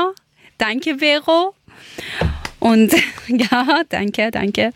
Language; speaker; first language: German; non-native, learner; Persian